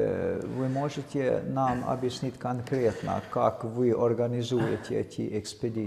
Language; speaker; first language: Russian; non-native, fluent; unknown